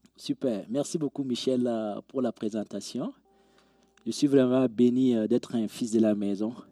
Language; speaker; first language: French; non-native, local second language; Mossi